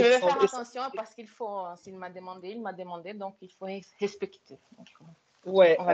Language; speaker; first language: French; non-native, fluent; Portuguese